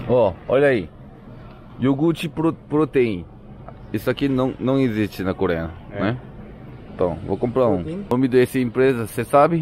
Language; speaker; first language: Portuguese; non-native, learner; Korean